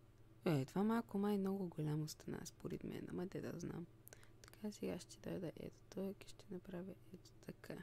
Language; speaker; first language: Bulgarian; native; Bulgarian